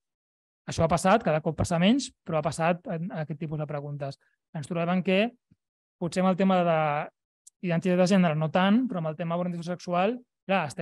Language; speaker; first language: Catalan; native; Catalan